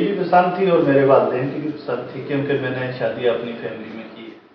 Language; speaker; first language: Urdu; non-native, local second language; Pahari-Potwari